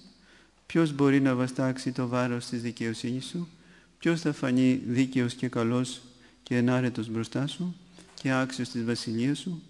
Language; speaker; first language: Greek; native; Greek